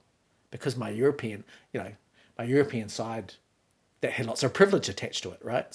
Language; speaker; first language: English; native; English